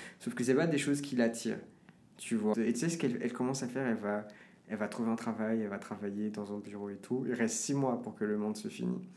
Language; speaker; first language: French; non-native, fluent; Portuguese